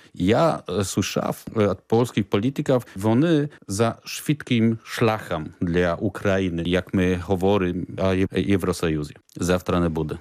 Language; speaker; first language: Ukrainian; non-native, learner; Polish